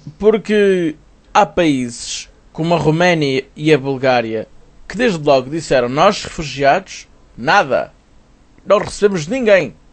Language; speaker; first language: Portuguese; native; Portuguese